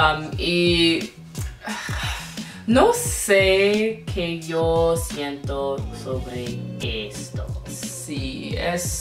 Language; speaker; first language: Spanish; non-native, learner; English